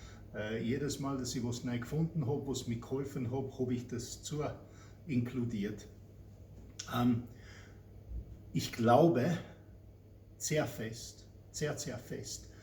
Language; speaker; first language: German; non-native, learner; English